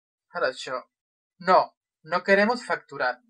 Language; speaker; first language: Spanish; non-native, fluent; Russian